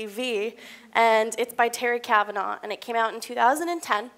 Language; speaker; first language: English; native; English